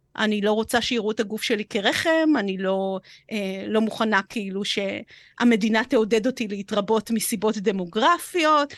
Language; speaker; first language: Hebrew; early bilingual, other home language; Romanian